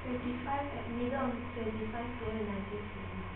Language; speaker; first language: English; non-native, learner; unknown